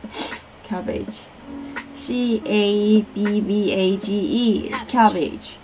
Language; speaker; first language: English; non-native, learner; Korean